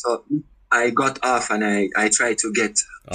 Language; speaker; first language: English; non-native, learner; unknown